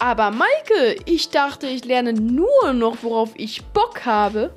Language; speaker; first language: German; native; German